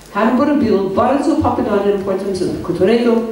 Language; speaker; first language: Polish; non-native, learner; English